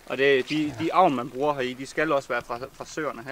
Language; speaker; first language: Danish; native; Danish